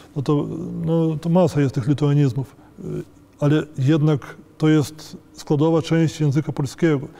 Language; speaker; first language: Polish; native; Polish